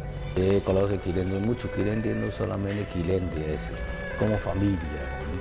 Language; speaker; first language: Spanish; non-native, learner; Cantonese